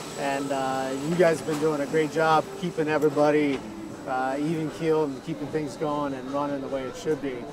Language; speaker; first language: English; native; English